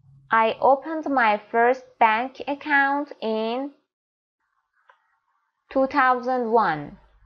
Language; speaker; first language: English; non-native, fluent; Persian